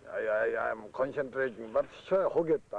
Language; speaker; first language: English; non-native, learner; Japanese